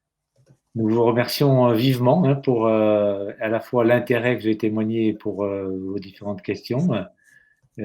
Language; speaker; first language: French; native; French